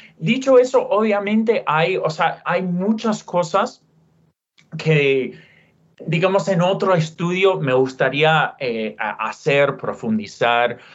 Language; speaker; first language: Spanish; non-native, fluent; English